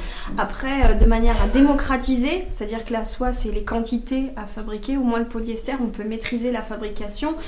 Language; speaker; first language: French; native; French